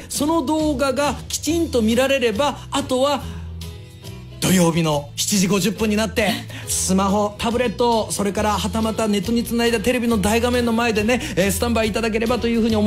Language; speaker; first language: Japanese; native; Japanese